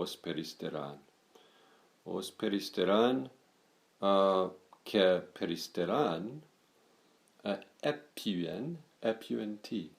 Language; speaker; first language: Greek; non-native, learner; English